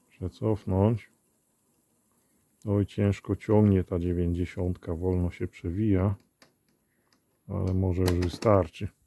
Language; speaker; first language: Polish; native; Polish